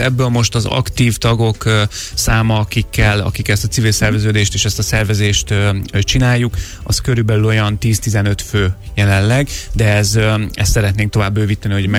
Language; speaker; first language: Hungarian; native; Hungarian